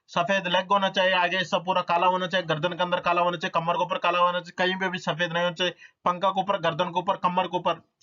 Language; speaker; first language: Hindi; non-native, local second language; Telugu